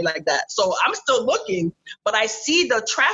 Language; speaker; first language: English; early bilingual, other home language; Haitian Creole